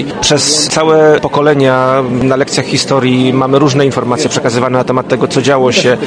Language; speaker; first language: Polish; native; Polish